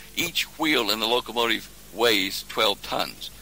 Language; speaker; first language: English; native; English